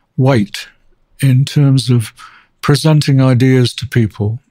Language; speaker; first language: English; native; English